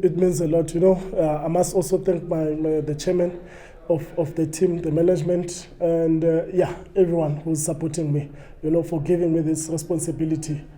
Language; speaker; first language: English; non-native, local second language; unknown